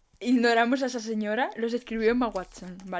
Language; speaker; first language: Spanish; native; Spanish